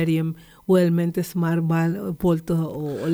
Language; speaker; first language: Hungarian; non-native, learner; Spanish